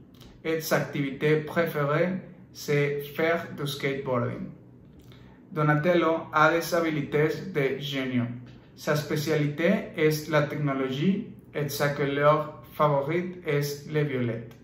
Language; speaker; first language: French; non-native, learner; Spanish